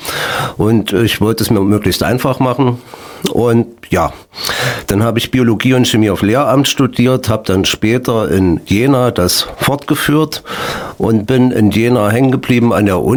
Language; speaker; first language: German; native; German